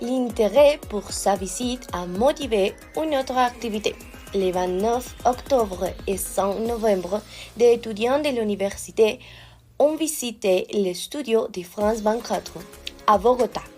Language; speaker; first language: French; non-native, learner; Spanish